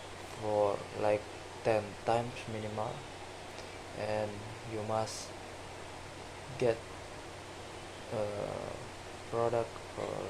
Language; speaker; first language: English; non-native, learner; Indonesian